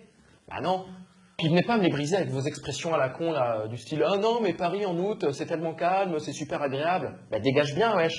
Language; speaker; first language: French; native; French